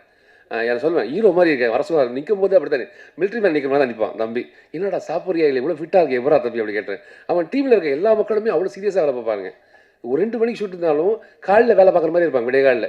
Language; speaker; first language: Tamil; native; Tamil